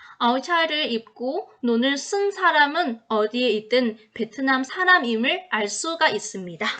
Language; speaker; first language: Korean; non-native, fluent; Vietnamese